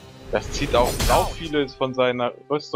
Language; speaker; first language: German; native; German